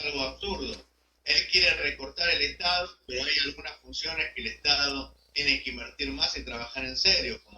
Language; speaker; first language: Spanish; native; Spanish